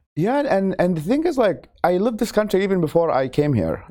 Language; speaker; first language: English; non-native, fluent; Arabic